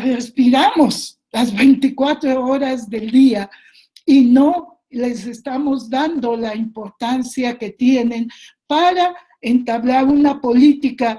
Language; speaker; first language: Spanish; native; Spanish